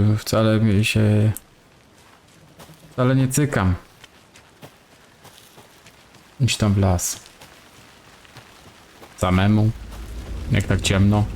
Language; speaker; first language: Polish; native; Polish